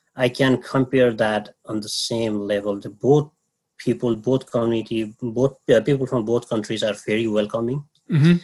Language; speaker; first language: English; non-native, local second language; Nepali